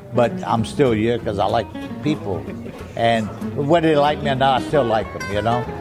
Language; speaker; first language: English; early bilingual, other home language; French